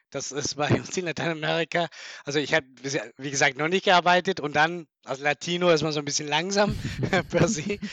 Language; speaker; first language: German; non-native, fluent; Spanish